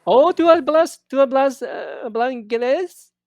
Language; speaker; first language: Spanish; non-native, fluent; English